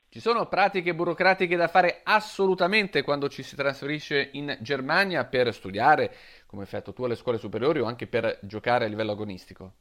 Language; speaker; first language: Italian; native; Italian